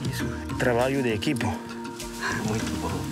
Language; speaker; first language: Portuguese; non-native, learner; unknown